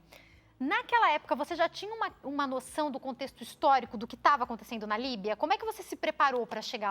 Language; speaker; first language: Portuguese; native; Portuguese